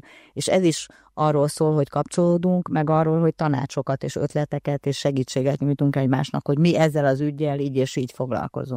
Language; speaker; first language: Hungarian; native; Hungarian